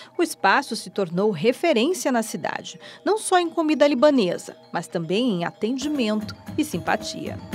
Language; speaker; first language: Portuguese; native; Portuguese